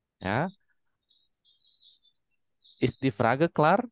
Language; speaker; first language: German; non-native, fluent; Indonesian